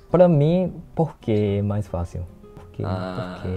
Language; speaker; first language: Portuguese; non-native, learner; Japanese